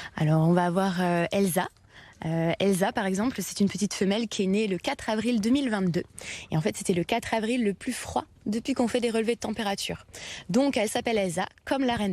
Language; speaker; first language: French; native; French